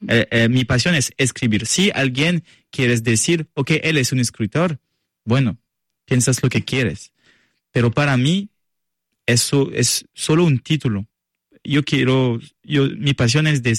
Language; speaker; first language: Spanish; non-native, learner; French